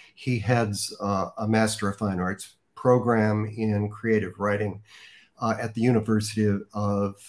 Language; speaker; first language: English; native; English